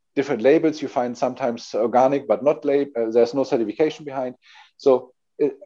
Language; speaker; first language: English; non-native, fluent; German